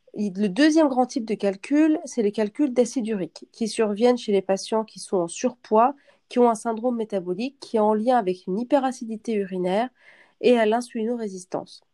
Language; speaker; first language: French; native; French